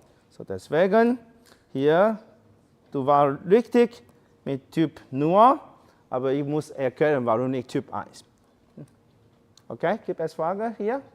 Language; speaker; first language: German; non-native, learner; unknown